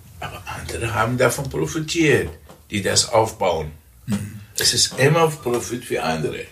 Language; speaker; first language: German; early bilingual, other home language; Persian